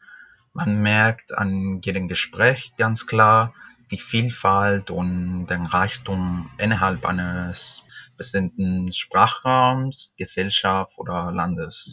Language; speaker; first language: German; non-native, fluent; Spanish